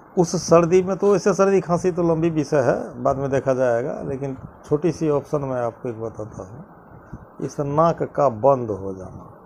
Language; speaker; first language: Hindi; native; Hindi